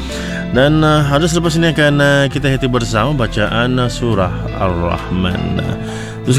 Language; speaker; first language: Malay; native; Malay